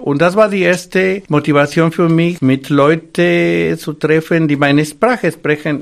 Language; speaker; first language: German; non-native, fluent; Spanish